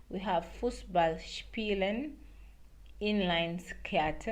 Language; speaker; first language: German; non-native, learner; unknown